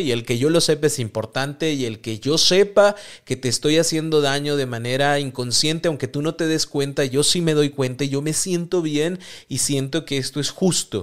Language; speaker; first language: Spanish; native; Spanish